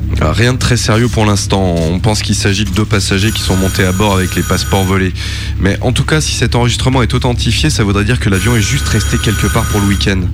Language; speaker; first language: French; native; French